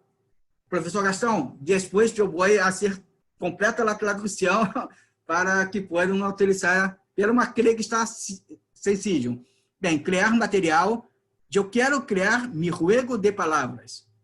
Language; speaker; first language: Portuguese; non-native, learner; Spanish